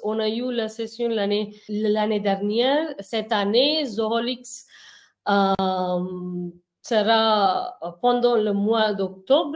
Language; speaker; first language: French; non-native, fluent; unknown